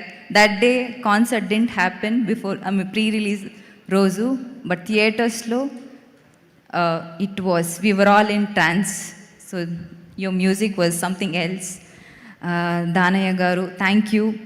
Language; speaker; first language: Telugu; non-native, fluent; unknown